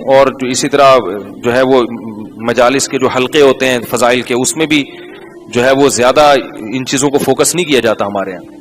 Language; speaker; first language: Urdu; native; Urdu